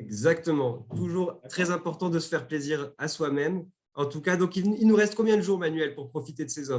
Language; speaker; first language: French; native; French